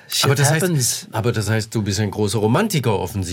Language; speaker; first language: German; native; German